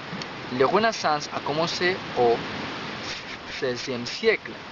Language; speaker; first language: French; non-native, learner; Spanish